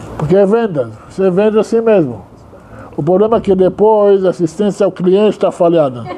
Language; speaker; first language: Portuguese; non-native, fluent; Hebrew